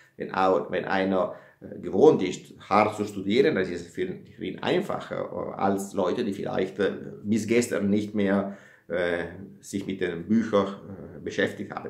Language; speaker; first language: German; non-native, fluent; Italian